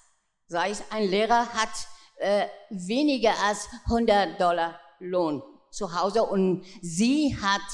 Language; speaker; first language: German; non-native, fluent; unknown